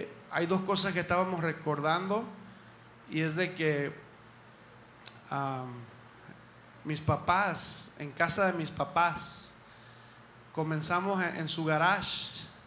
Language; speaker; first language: Spanish; early bilingual, heritage; Spanish